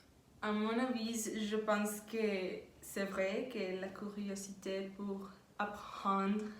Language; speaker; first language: French; non-native, learner; Spanish